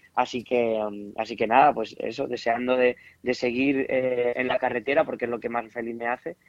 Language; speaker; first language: Spanish; native; Spanish